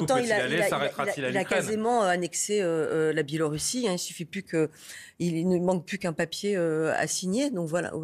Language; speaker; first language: French; native; French